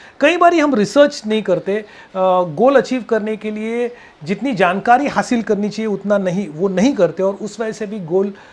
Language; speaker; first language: Hindi; non-native, local second language; Marathi